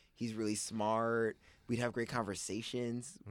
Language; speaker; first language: English; native; English